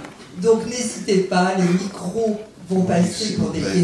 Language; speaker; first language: French; native; French